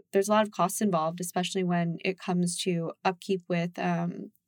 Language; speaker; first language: English; early bilingual, other home language; Japanese